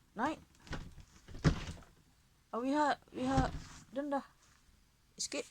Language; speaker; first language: Danish; non-native, local second language; Cebuano